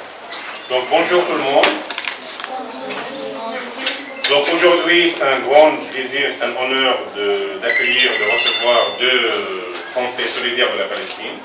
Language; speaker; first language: French; non-native, fluent; Arabic